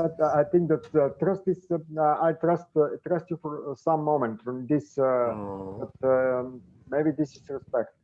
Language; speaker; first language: English; non-native, learner; Bulgarian